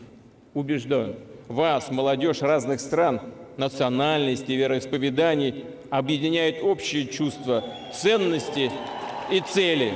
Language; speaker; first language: Russian; native; Russian